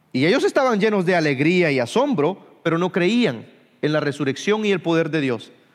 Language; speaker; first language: Spanish; early bilingual, heritage; Spanish